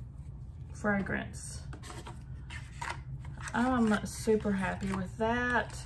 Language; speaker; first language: English; native; English